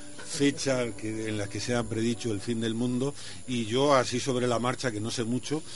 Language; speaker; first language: Spanish; native; Spanish